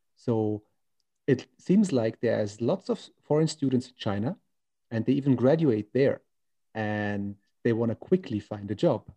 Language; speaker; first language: English; non-native, fluent; German